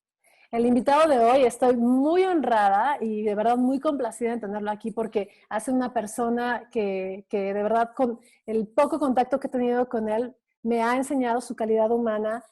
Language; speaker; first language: Spanish; native; Spanish